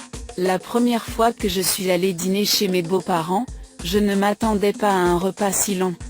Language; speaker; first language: French; non-native, fluent; Thai